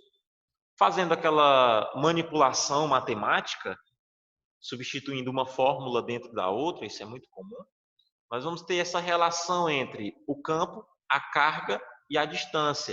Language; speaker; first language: Portuguese; native; Portuguese